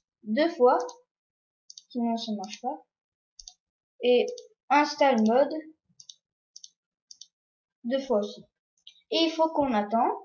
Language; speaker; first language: French; non-native, learner; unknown